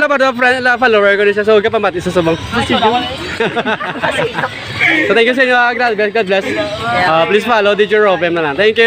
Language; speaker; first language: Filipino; non-native, local second language; Hiligaynon